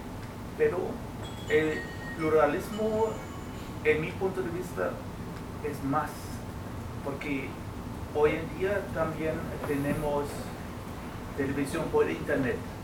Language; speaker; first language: Spanish; non-native, fluent; German